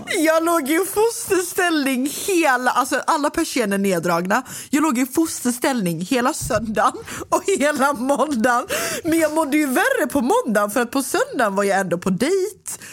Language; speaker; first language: Swedish; native; Swedish